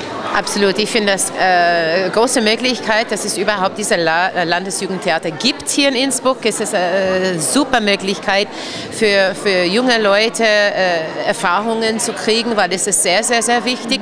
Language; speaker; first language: German; non-native, fluent; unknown